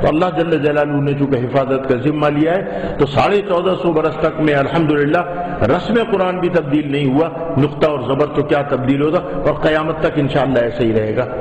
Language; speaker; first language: Urdu; native; Urdu